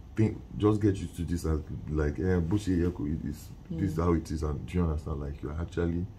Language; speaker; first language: English; non-native, local second language; Yoruba